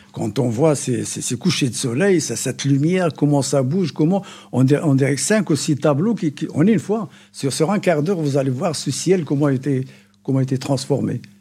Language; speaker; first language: French; non-native, local second language; Arabic